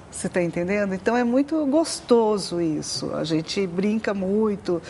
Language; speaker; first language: Portuguese; non-native, local second language; Japanese